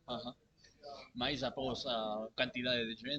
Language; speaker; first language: Portuguese; non-native, learner; Catalan